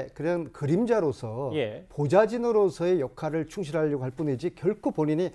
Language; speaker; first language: Korean; native; Korean